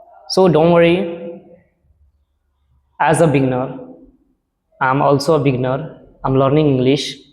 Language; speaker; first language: English; non-native, learner; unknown